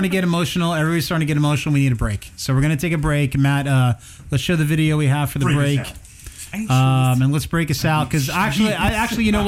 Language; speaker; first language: English; native; English